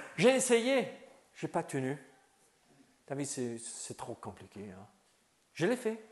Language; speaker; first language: French; native; French